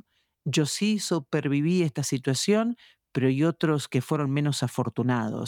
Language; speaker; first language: Spanish; native; Spanish